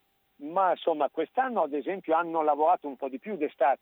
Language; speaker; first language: Italian; native; Italian